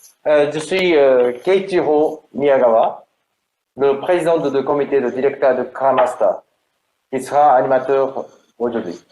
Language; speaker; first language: French; non-native, learner; Japanese